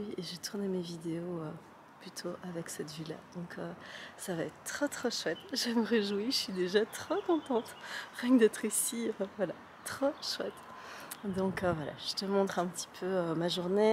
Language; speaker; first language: French; native; French